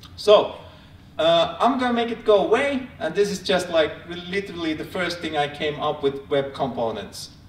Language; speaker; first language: English; non-native, fluent; Finnish